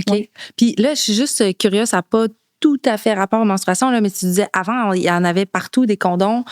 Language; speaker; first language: French; native; French